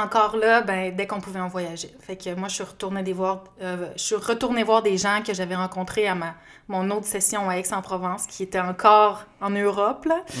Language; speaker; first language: French; native; French